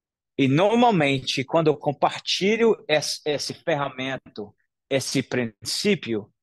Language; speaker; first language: Portuguese; non-native, fluent; English